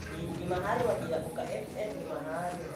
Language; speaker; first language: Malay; non-native, local second language; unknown